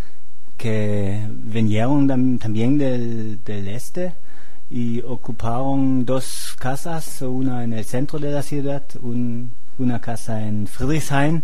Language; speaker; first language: Spanish; non-native, fluent; German